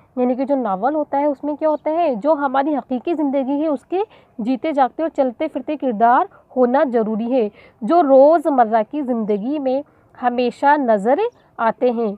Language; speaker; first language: Urdu; native; Urdu